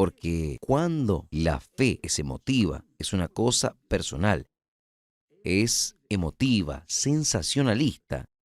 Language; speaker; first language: Spanish; non-native, fluent; Portuguese